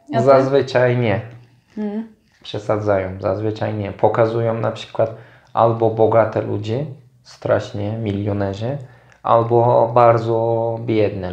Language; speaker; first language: Polish; non-native, fluent; Turkish